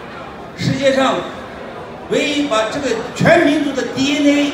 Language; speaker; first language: Chinese; non-native, local second language; Uyghur